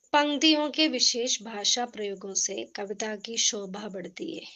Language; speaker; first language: Hindi; non-native, local second language; Malayalam